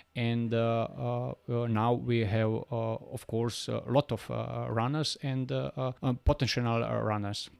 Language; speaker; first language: English; non-native, learner; Bosnian